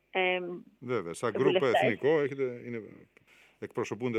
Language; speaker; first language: Greek; native; Greek